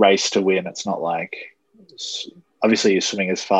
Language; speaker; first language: English; native; English